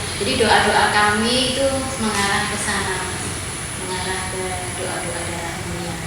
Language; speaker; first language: Indonesian; native; Indonesian